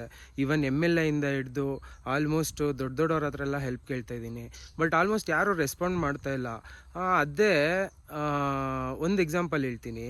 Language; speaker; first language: Kannada; native; Kannada